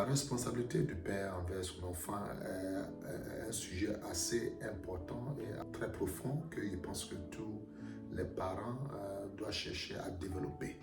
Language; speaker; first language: French; non-native, fluent; Akan